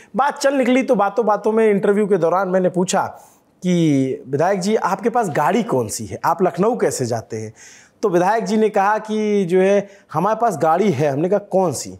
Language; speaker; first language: Hindi; native; Hindi